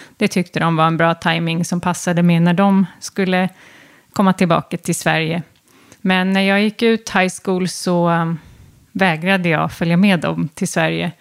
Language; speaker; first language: Swedish; native; Swedish